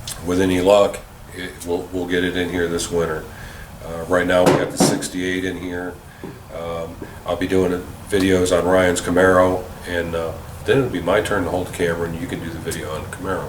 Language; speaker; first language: English; native; English